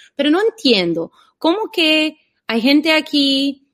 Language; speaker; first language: Spanish; non-native, fluent; English